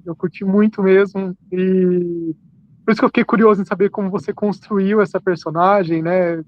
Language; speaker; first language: Portuguese; native; Portuguese